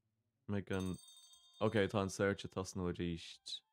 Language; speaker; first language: Irish; non-native, local second language; English